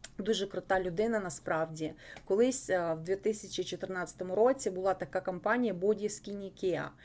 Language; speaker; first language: Ukrainian; non-native, local second language; Russian